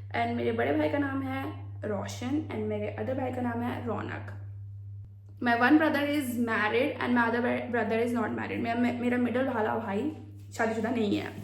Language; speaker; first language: Hindi; native; Hindi